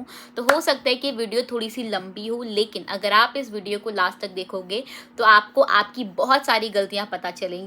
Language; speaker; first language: Hindi; native; Hindi